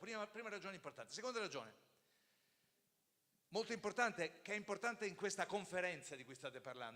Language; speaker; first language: Italian; native; Italian